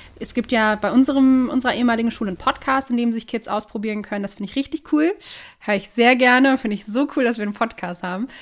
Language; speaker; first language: German; native; German